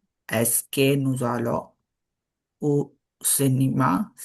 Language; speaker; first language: French; non-native, learner; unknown